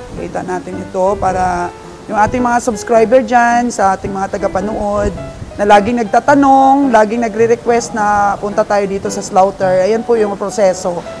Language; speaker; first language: Filipino; non-native, local second language; Cebuano